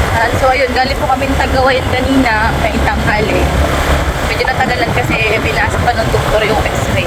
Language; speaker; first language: Filipino; native; Filipino